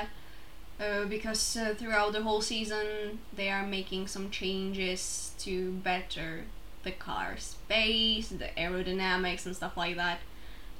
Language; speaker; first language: English; non-native, fluent; Czech